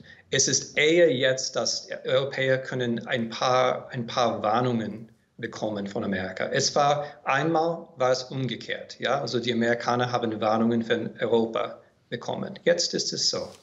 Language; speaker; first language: German; non-native, fluent; English